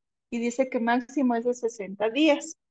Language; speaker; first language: Spanish; native; Spanish